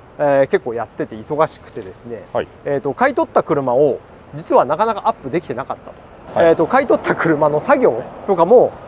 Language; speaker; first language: Japanese; native; Japanese